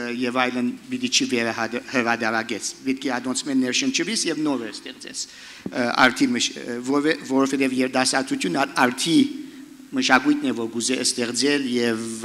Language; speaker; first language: Armenian; early bilingual, heritage; Armenian